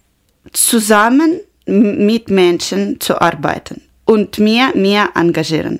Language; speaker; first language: German; non-native, learner; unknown